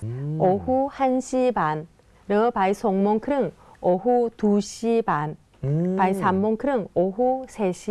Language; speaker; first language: Thai; non-native, fluent; Korean